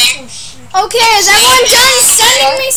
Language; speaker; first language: English; native; English